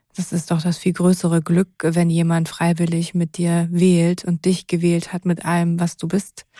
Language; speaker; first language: German; native; German